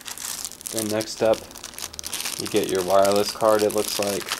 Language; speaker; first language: English; native; English